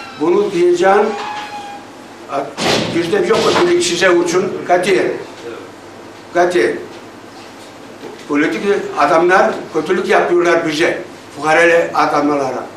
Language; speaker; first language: Turkish; early bilingual, heritage; Turkish